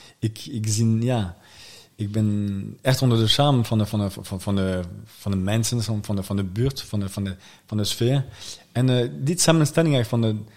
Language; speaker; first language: Dutch; non-native, fluent; French